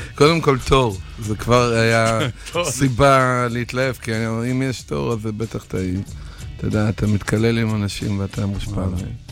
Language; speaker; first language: Hebrew; non-native, fluent; Russian